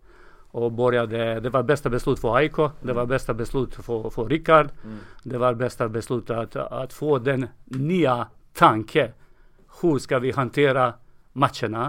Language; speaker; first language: Swedish; non-native, fluent; Serbian